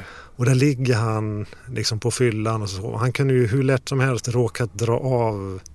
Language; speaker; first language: Swedish; native; Swedish